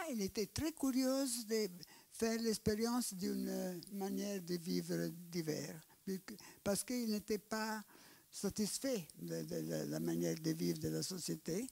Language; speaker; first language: French; non-native, learner; Italian